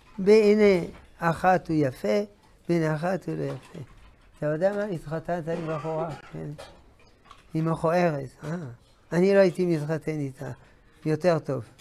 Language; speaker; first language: Hebrew; non-native, fluent; French